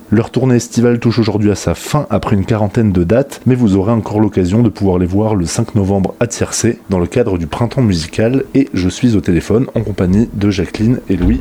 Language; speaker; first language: French; native; French